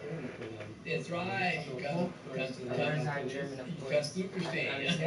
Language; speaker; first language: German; non-native, learner; English